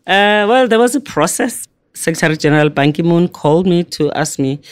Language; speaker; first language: English; non-native, local second language; Zulu